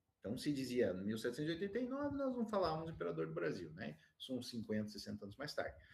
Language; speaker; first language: Portuguese; native; Portuguese